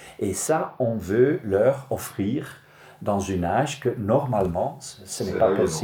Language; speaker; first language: French; non-native, local second language; Dutch